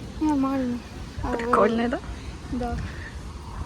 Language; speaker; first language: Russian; non-native, local second language; Ukrainian